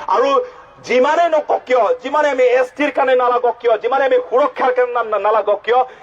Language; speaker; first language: Assamese; non-native, local second language; Karbi